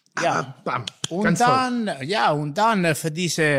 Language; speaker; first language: German; non-native, learner; Italian